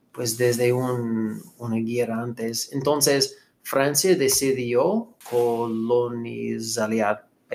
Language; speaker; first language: Spanish; non-native, fluent; English